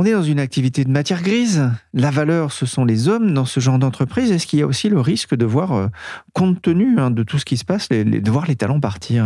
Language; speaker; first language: French; native; French